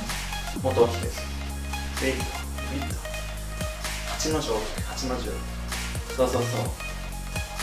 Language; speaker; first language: Japanese; native; Japanese